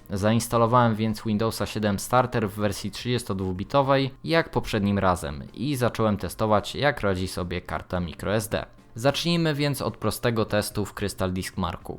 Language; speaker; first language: Polish; native; Polish